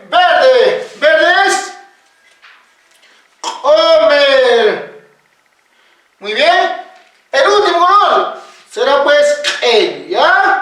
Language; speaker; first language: Spanish; non-native, local second language; Quechua